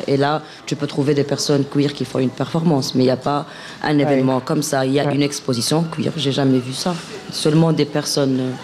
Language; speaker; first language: French; non-native, local second language; Arabic